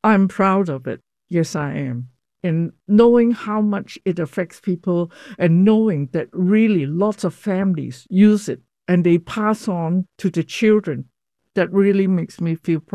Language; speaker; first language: English; non-native, fluent; Cantonese